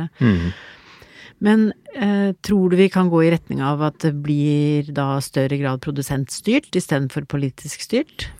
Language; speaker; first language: Norwegian; native; Norwegian